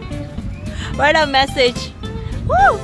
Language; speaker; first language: English; non-native, local second language; Cantonese